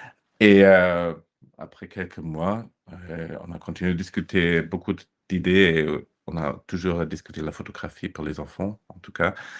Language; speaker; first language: French; non-native, fluent; German